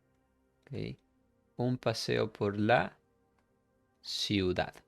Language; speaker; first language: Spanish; non-native, fluent; English